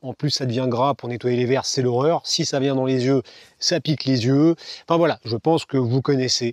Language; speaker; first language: French; native; French